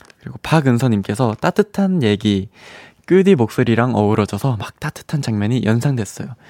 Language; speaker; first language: Korean; native; Korean